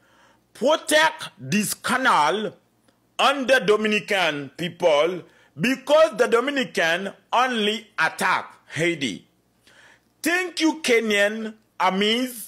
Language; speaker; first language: English; non-native, learner; Haitian Creole